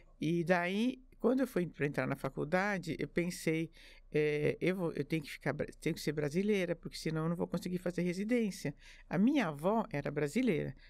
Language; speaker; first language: Portuguese; early bilingual, other home language; French